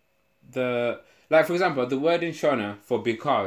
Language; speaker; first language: English; non-native, local second language; Shona